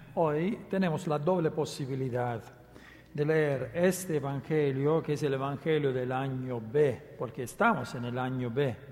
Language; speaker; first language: Spanish; non-native, fluent; Italian